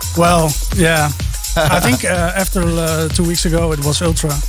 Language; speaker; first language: English; non-native, fluent; Dutch